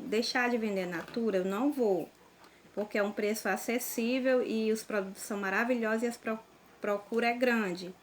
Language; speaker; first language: Portuguese; native; Portuguese